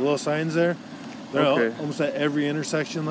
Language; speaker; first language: English; native; English